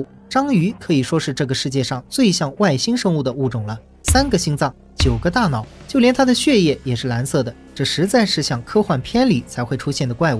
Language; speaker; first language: Chinese; native; Chinese